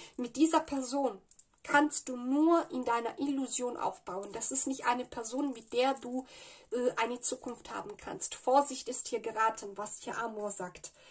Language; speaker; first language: German; non-native, fluent; Italian